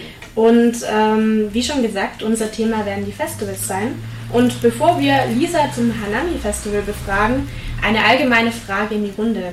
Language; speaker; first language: German; native; German